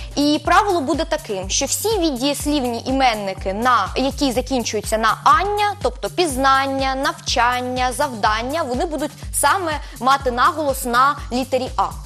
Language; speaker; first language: Ukrainian; native; Ukrainian